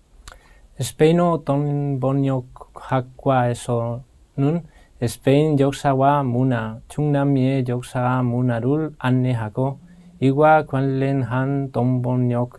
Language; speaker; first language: Korean; non-native, fluent; Spanish